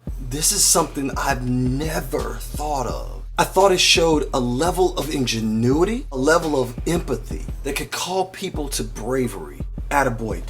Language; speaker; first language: English; native; English